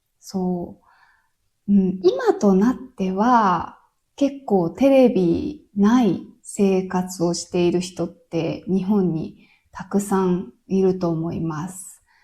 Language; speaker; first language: Japanese; native; Japanese